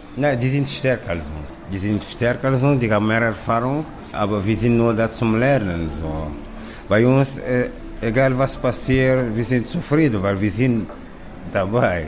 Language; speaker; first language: German; non-native, fluent; Kabuverdianu